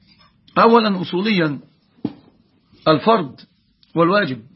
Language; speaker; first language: Arabic; native; Arabic